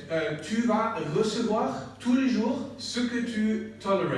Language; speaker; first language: French; non-native, learner; English